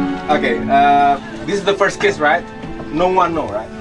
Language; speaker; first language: English; non-native, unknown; Indonesian